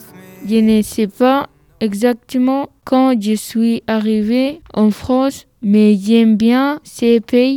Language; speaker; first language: French; non-native, learner; Arabic